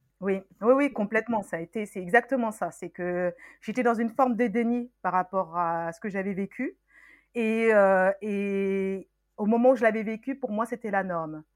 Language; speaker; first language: French; early bilingual, other home language; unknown